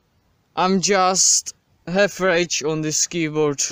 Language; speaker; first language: English; non-native, learner; Czech